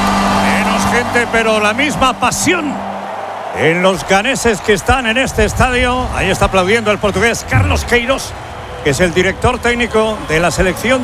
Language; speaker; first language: Spanish; native; Spanish